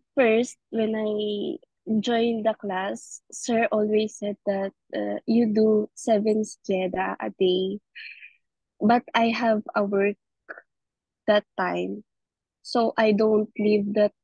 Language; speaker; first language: English; non-native, local second language; Filipino